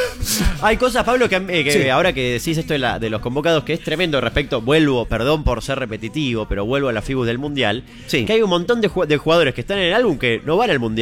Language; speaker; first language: Spanish; native; Spanish